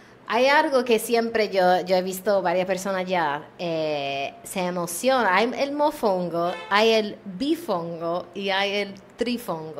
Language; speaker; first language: Spanish; non-native, fluent; English